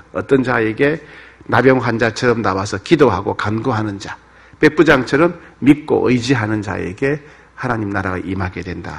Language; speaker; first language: Korean; native; Korean